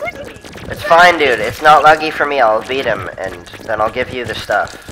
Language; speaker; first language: English; native; English